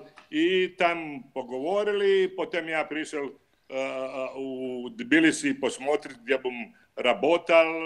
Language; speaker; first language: Russian; non-native, learner; Croatian